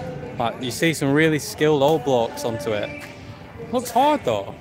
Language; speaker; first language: English; native; English